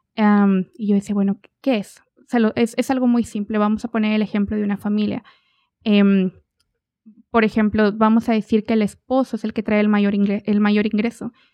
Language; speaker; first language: Spanish; native; Spanish